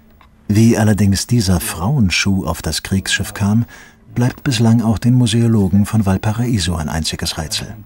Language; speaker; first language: German; native; German